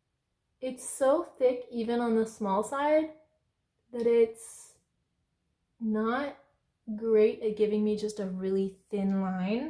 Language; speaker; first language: English; native; English